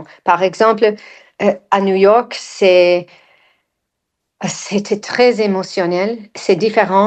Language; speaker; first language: French; non-native, fluent; English